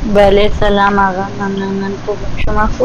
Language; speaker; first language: Persian; non-native, learner; Urdu